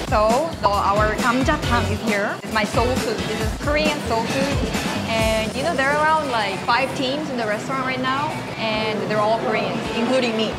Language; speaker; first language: English; non-native, local second language; Korean